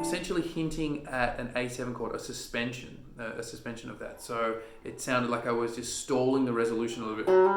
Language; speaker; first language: English; native; English